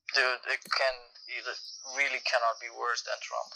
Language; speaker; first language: English; non-native, fluent; Romanian